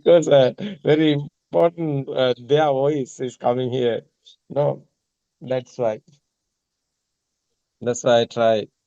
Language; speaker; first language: English; non-native, learner; Sinhala